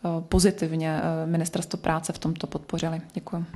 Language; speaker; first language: Czech; native; Czech